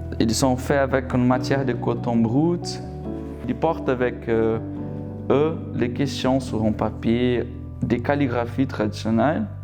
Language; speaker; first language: French; non-native, fluent; Portuguese